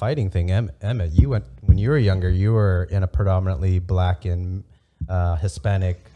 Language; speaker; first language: English; early bilingual, other home language; Vietnamese